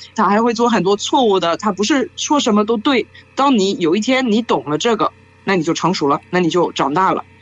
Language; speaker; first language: Chinese; non-native, fluent; French